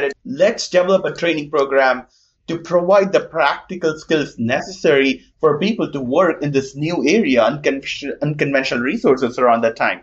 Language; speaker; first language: English; non-native, local second language; Tamil